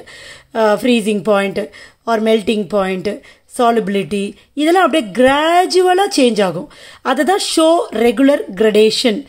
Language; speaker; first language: Tamil; native; Tamil